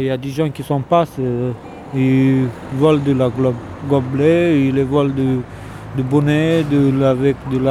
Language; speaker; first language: French; non-native, learner; Romanian